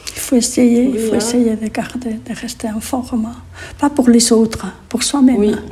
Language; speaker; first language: French; non-native, fluent; Spanish